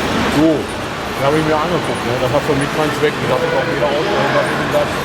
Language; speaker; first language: German; native; German